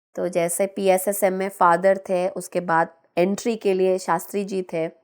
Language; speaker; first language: Hindi; non-native, local second language; Telugu